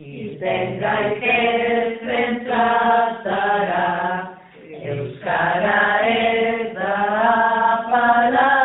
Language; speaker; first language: Basque; non-native, learner; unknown